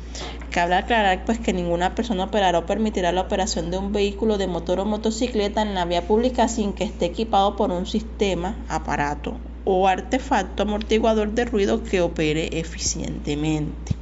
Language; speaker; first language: Spanish; native; Spanish